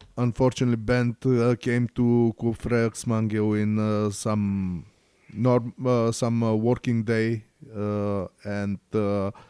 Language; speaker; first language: English; non-native, learner; Bulgarian